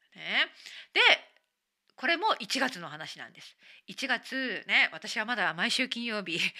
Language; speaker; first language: Japanese; native; Japanese